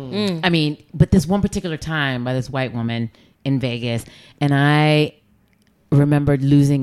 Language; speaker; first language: English; native; English